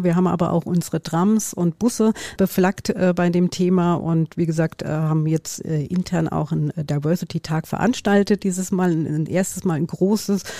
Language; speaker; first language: German; native; German